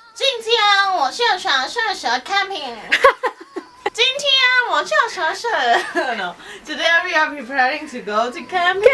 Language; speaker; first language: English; non-native, learner; Thai